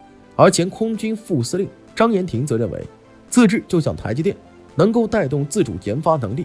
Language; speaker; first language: Chinese; native; Chinese